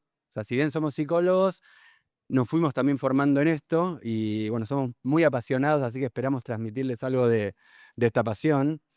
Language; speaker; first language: Spanish; native; Spanish